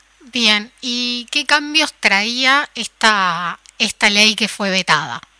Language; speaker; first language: Spanish; native; Spanish